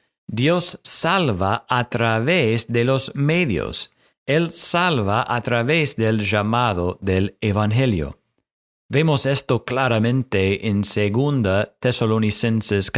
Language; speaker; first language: Spanish; non-native, fluent; English